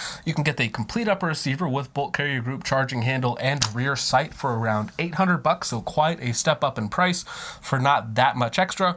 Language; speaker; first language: English; native; English